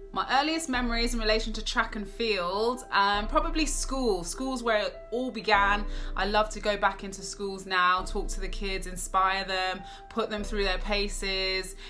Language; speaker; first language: English; native; English